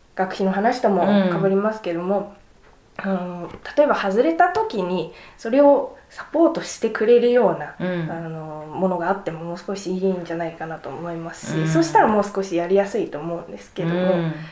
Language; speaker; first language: Japanese; native; Japanese